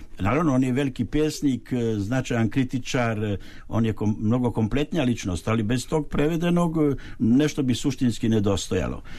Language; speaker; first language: Serbian; native; Serbian